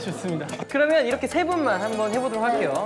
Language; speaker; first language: Korean; native; Korean